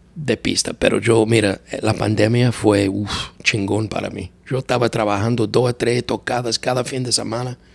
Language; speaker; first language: Spanish; non-native, learner; English